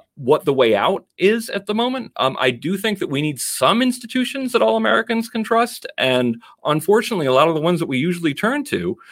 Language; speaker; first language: English; native; English